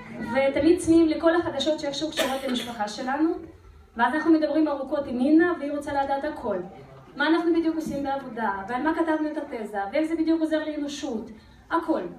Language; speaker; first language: Hebrew; non-native, fluent; Russian